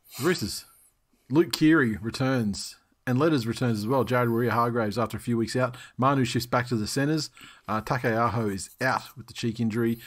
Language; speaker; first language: English; native; English